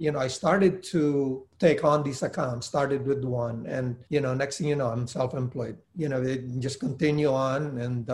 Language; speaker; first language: English; non-native, local second language; Filipino